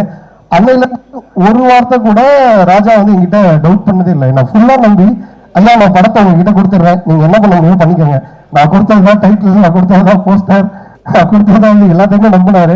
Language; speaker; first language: Tamil; native; Tamil